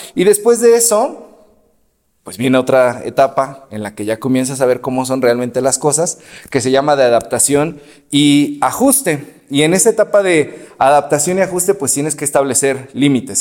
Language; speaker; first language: Spanish; native; Spanish